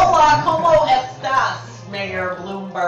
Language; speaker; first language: Spanish; non-native, learner; English